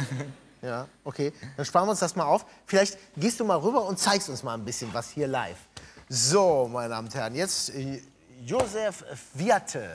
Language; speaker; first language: German; native; German